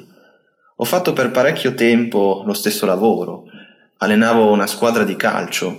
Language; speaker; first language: Italian; native; Italian